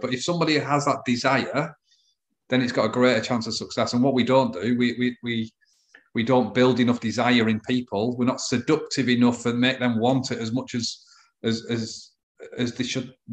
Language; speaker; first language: English; native; English